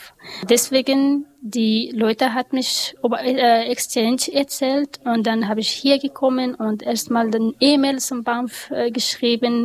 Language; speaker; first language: German; non-native, learner; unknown